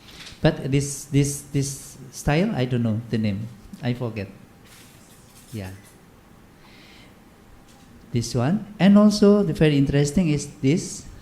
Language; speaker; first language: English; non-native, learner; Indonesian